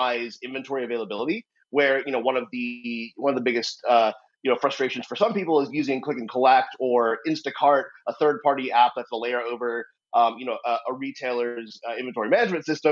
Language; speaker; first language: English; native; English